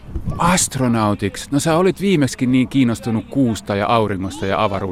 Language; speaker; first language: Finnish; native; Finnish